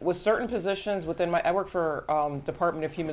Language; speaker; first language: English; native; English